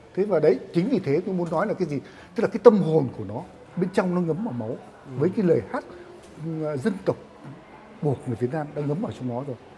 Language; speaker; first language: Vietnamese; native; Vietnamese